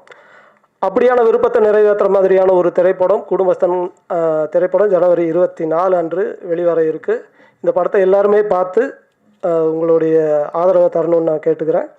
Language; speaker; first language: Tamil; native; Tamil